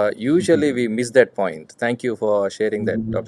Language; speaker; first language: English; non-native, local second language; Telugu